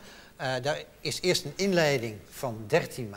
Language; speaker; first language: Dutch; native; Dutch